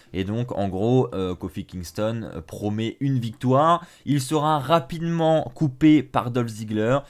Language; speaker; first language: French; native; French